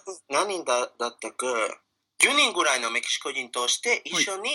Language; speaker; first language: Japanese; non-native, fluent; Spanish